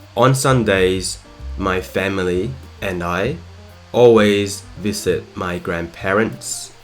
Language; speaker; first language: English; non-native, fluent; Thai